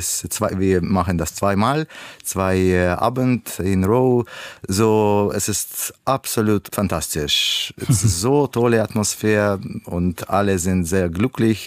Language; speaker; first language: German; non-native, learner; Russian